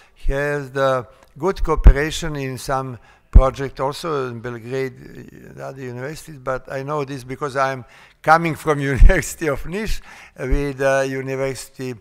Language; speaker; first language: English; non-native, fluent; Serbian